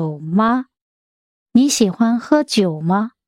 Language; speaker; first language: Chinese; non-native, learner; English